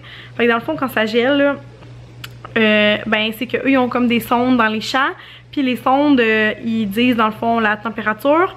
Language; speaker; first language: French; native; French